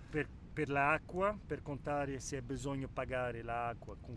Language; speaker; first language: Italian; non-native, local second language; Spanish